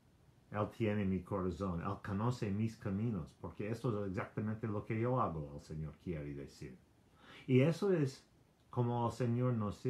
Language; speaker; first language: Spanish; non-native, learner; English